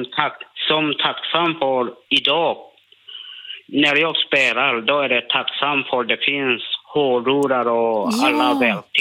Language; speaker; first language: Swedish; non-native, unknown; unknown